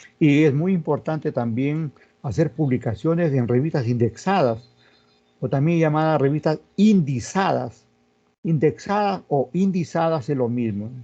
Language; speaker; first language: Spanish; native; Spanish